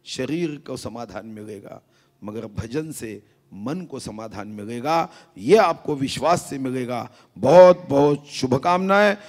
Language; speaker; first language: Hindi; non-native, local second language; Marathi